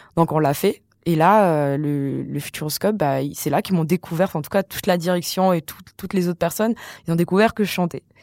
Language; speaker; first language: French; non-native, local second language; Malagasy